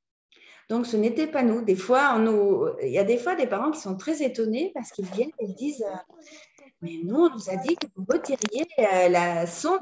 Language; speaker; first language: French; native; French